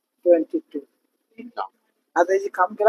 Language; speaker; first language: Arabic; non-native, learner; Bangla